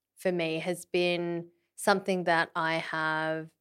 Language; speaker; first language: English; early bilingual, other home language; Vietnamese